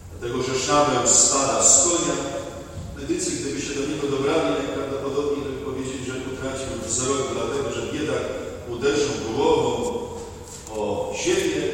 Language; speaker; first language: Polish; native; Polish